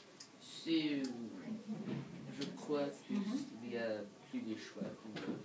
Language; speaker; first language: French; non-native, learner; English